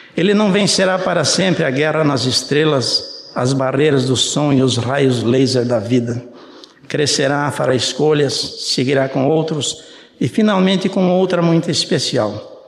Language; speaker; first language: Portuguese; native; Portuguese